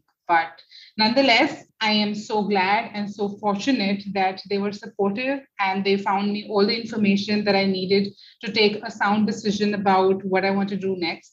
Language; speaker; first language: English; non-native, local second language; Hindi